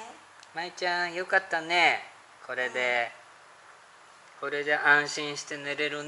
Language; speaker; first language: Japanese; native; Japanese